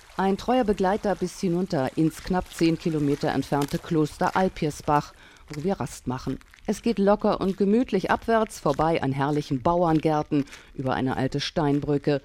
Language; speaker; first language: German; native; German